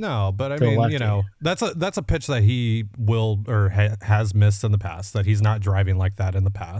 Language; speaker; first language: English; native; English